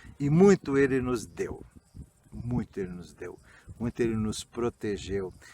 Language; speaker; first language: Portuguese; early bilingual, other home language; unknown